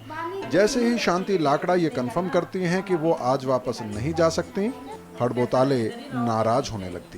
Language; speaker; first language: Hindi; native; Hindi